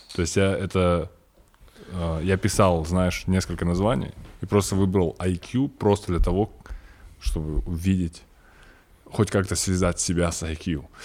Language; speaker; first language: Russian; native; Russian